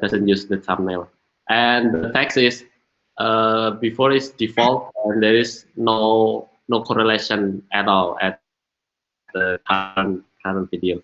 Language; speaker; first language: English; non-native, learner; Indonesian